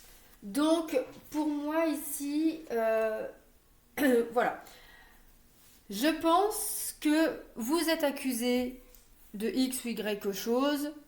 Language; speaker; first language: French; native; French